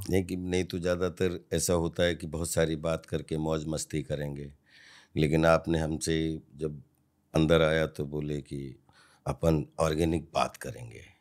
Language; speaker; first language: Hindi; native; Hindi